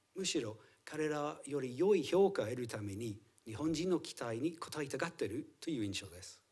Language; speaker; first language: Japanese; non-native, fluent; English